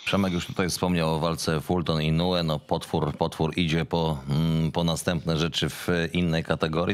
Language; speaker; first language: Polish; native; Polish